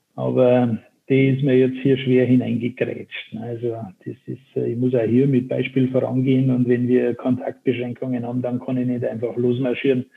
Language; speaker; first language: German; native; German